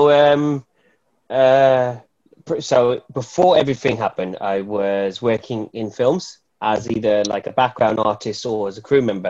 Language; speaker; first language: English; native; English